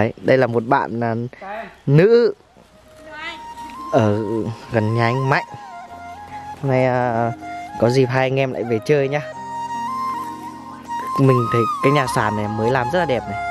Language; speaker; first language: Vietnamese; native; Vietnamese